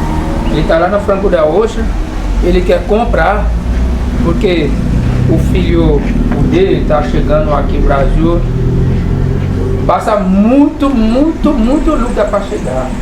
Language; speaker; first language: Portuguese; non-native, learner; Haitian Creole